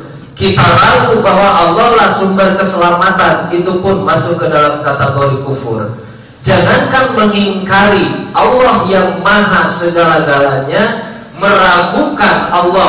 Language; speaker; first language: Indonesian; native; Indonesian